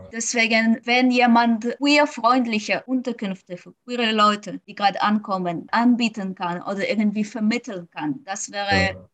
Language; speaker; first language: German; non-native, fluent; Ukrainian